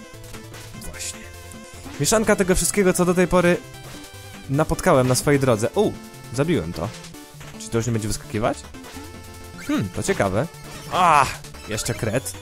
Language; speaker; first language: Polish; native; Polish